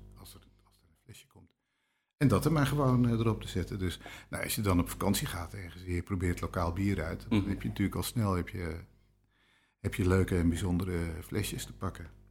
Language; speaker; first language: Dutch; native; Dutch